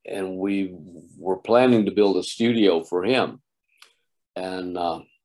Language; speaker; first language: English; native; English